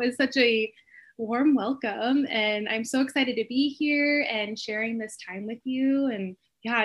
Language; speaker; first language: English; native; English